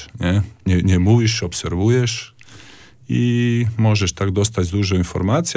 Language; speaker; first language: Polish; non-native, learner; Croatian